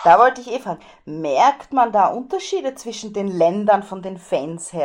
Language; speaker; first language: German; native; German